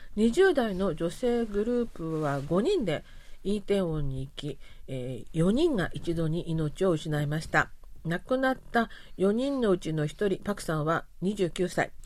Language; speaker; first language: Japanese; non-native, fluent; Korean